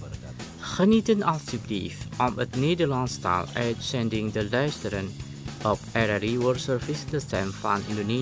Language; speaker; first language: Dutch; non-native, learner; Indonesian